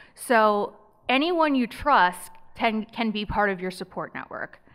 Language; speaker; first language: English; native; English